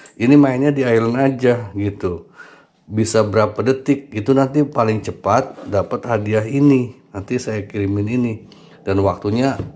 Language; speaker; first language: Indonesian; native; Indonesian